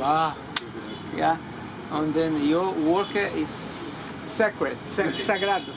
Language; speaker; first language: English; non-native, learner; Portuguese